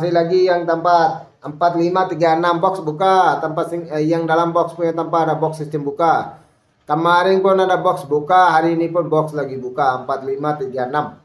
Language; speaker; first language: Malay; non-native, fluent; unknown